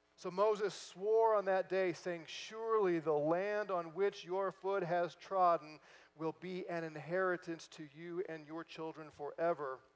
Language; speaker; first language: English; native; English